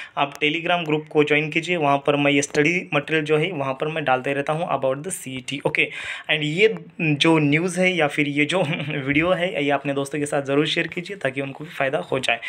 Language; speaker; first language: Hindi; non-native, local second language; Marathi